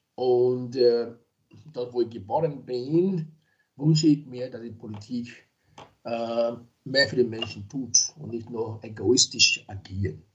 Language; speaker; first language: German; non-native, fluent; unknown